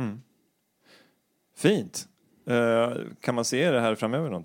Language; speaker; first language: Swedish; native; Swedish